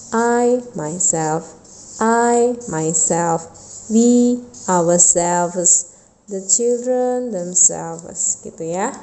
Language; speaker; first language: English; non-native, fluent; Indonesian